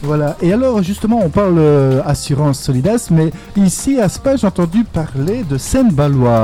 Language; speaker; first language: French; native; French